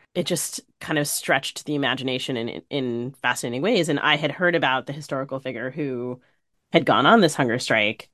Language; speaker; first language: English; native; English